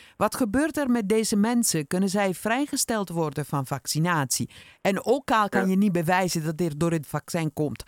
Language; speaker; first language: Dutch; non-native, fluent; Italian